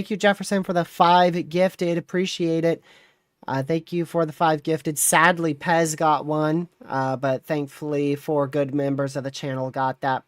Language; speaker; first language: English; native; English